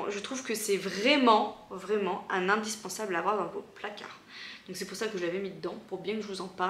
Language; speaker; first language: French; native; French